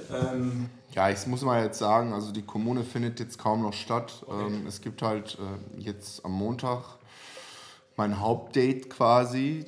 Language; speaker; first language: German; non-native, fluent; Serbian